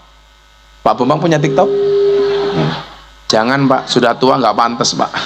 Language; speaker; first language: Indonesian; non-native, local second language; Javanese